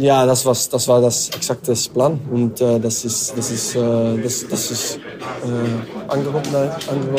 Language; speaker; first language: German; non-native, learner; French